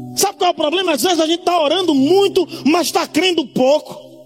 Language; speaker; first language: Portuguese; native; Portuguese